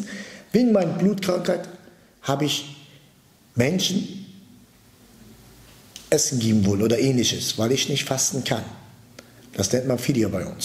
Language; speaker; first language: German; early bilingual, other home language; Turkish